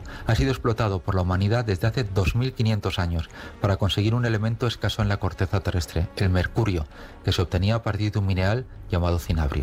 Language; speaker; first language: Spanish; native; Spanish